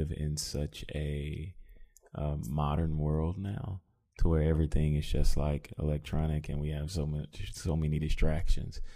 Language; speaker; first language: English; native; English